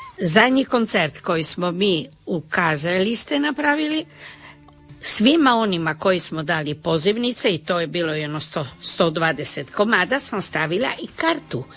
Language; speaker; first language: Bosnian; non-native, local second language; Italian